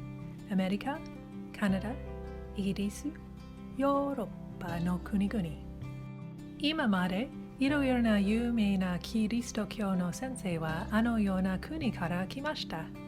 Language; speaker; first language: Japanese; non-native, learner; English